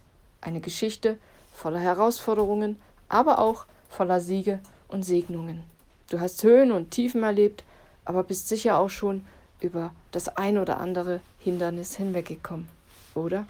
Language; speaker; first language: German; native; German